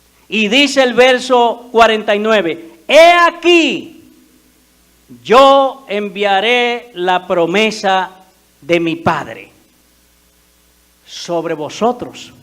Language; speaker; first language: Spanish; native; Spanish